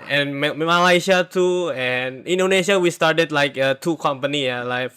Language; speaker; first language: English; non-native, learner; Indonesian